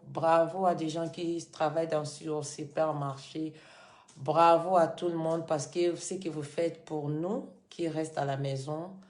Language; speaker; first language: French; non-native, fluent; Lingala